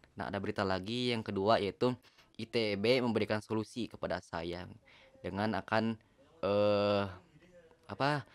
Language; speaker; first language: Indonesian; non-native, local second language; Sundanese